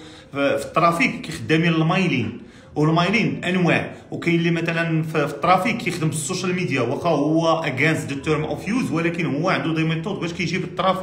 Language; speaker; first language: Arabic; native; Arabic